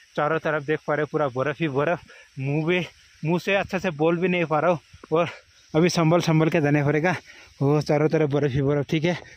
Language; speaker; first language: Hindi; non-native, local second language; Assamese